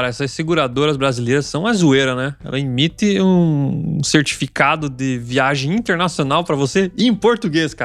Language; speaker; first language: Portuguese; native; Portuguese